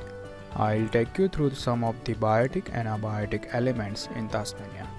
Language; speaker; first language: English; non-native, fluent; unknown